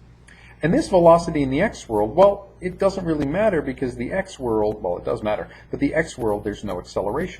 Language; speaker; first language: English; native; English